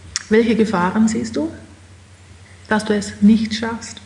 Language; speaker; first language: German; native; German